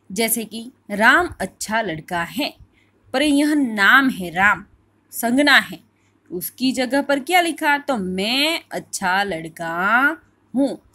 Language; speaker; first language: Hindi; non-native, local second language; Gujarati